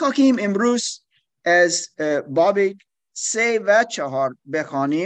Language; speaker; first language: Persian; non-native, fluent; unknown